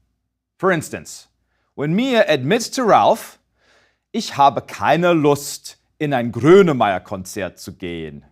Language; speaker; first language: German; non-native, fluent; English